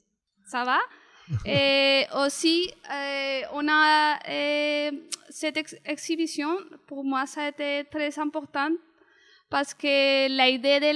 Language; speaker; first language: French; non-native, learner; Spanish